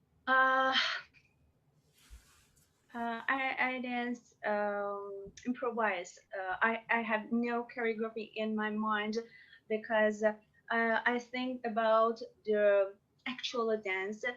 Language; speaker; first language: English; non-native, learner; Persian